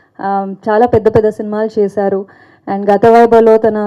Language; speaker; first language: Telugu; non-native, fluent; Kannada